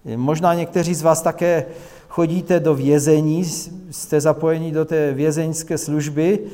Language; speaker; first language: Czech; non-native, local second language; Polish